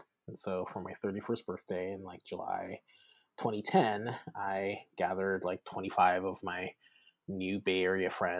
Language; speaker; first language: English; native; English